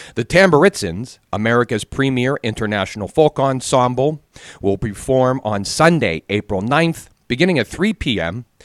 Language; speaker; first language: English; native; English